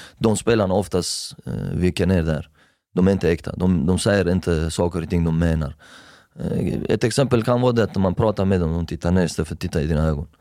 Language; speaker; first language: Swedish; early bilingual, other home language; Persian